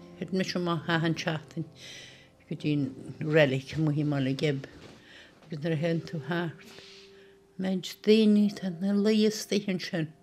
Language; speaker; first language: Irish; native; Irish